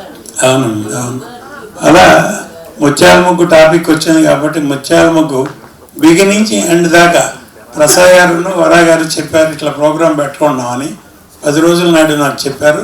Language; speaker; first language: Telugu; native; Telugu